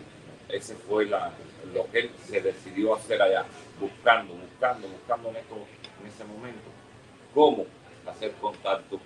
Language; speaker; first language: Spanish; native; Spanish